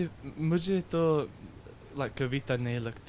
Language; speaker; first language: Hindi; early bilingual, heritage; Hindi